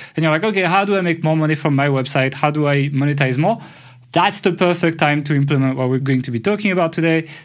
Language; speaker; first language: English; non-native, fluent; French